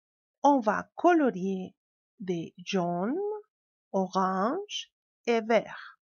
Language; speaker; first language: French; non-native, fluent; Spanish